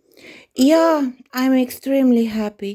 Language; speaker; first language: English; non-native, fluent; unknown